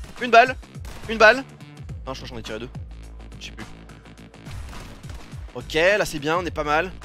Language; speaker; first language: French; native; French